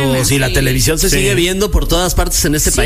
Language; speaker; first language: Spanish; native; Spanish